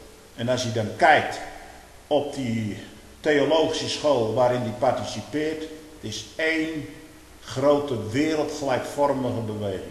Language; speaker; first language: Dutch; native; Dutch